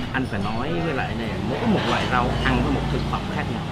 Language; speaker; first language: Vietnamese; native; Vietnamese